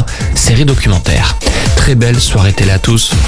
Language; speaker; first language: French; native; French